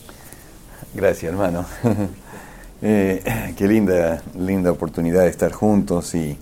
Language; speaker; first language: Spanish; early bilingual, other home language; English